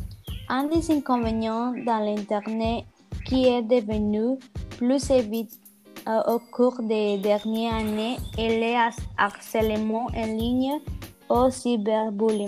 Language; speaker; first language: French; non-native, learner; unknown